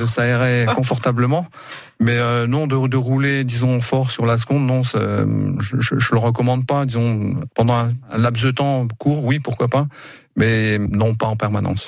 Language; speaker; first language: French; native; French